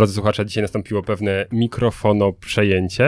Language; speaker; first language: Polish; native; Polish